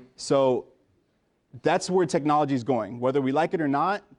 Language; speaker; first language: English; native; English